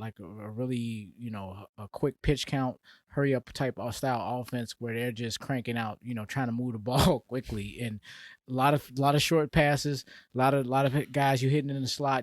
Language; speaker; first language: English; native; English